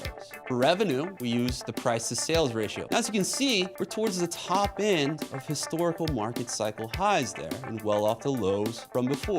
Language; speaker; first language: English; native; English